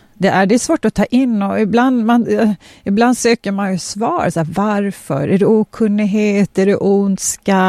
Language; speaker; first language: Swedish; early bilingual, other home language; Polish